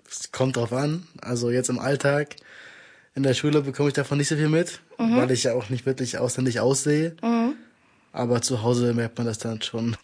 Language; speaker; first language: German; native; German